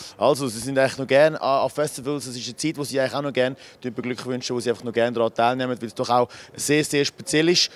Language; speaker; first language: German; native; German